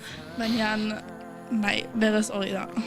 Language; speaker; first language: Basque; non-native, fluent; German